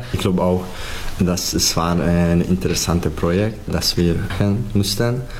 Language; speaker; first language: German; non-native, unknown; Hungarian